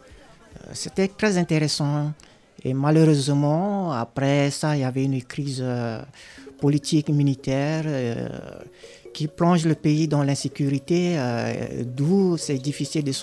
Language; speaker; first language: French; non-native, local second language; Sango